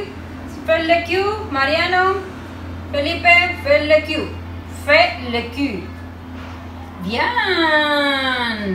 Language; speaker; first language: French; non-native, learner; Spanish